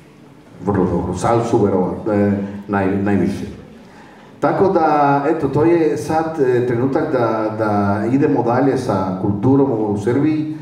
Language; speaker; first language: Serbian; non-native, fluent; Spanish